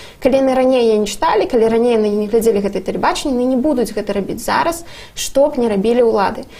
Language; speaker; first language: Belarusian; non-native, local second language; Russian